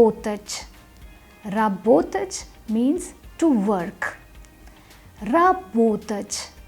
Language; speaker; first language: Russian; non-native, fluent; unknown